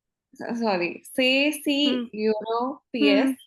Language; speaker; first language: French; non-native, learner; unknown